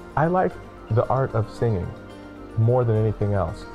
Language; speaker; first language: English; native; English